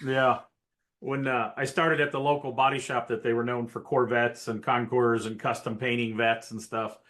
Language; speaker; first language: English; native; English